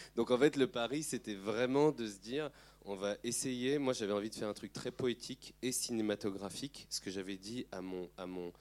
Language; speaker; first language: French; native; French